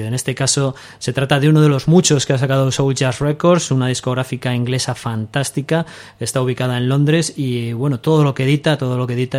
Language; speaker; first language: Spanish; native; Spanish